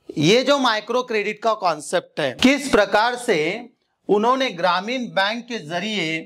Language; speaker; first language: Hindi; non-native, local second language; Marathi